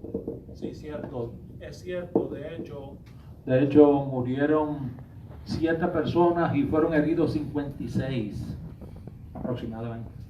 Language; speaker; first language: Spanish; native; Spanish